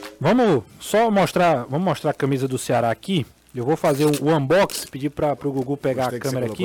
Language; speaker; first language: Portuguese; native; Portuguese